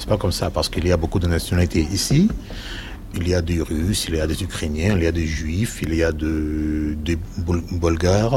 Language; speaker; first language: French; non-native, fluent; Russian